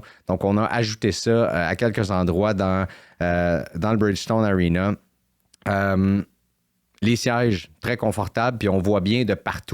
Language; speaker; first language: French; native; French